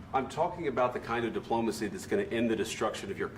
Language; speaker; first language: English; native; English